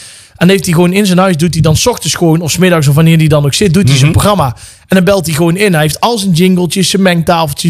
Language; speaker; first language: Dutch; native; Dutch